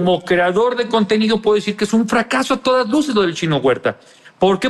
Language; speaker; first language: Spanish; native; Spanish